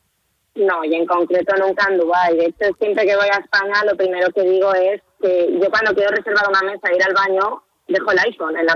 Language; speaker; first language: Spanish; native; Spanish